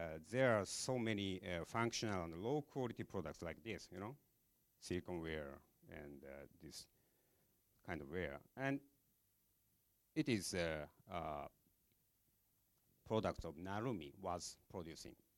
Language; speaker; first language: English; non-native, fluent; Japanese